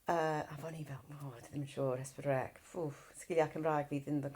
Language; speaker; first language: Welsh; non-native, fluent; English